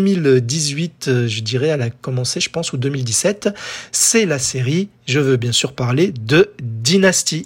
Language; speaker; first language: French; native; French